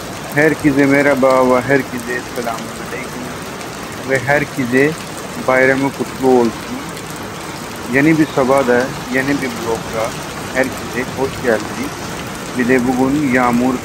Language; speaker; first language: Turkish; non-native, learner; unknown